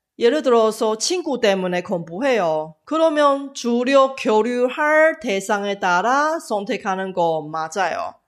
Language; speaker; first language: Korean; non-native, fluent; Chinese